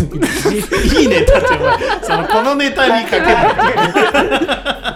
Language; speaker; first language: Japanese; native; Japanese